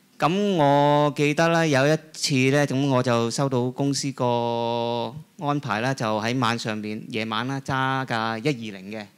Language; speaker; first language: Cantonese; native; Cantonese